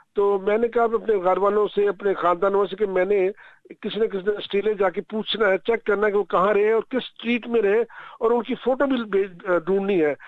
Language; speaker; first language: Urdu; non-native, local second language; Punjabi